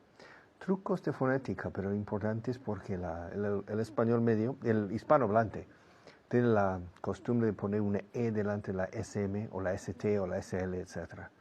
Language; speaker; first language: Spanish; non-native, fluent; English